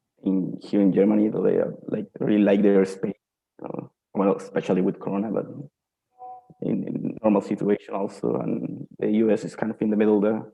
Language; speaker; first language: English; non-native, fluent; Spanish